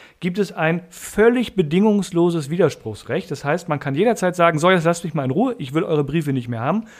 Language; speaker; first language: German; native; German